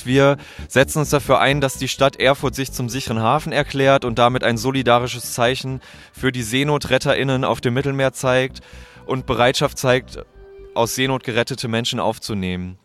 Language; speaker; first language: German; native; German